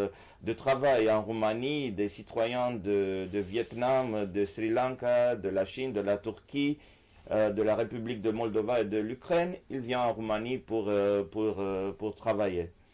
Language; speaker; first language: French; non-native, fluent; Romanian